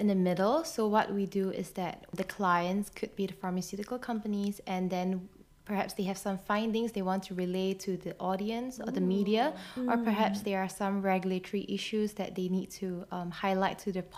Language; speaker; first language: English; non-native, local second language; Chinese